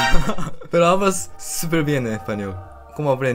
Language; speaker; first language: Spanish; non-native, fluent; Japanese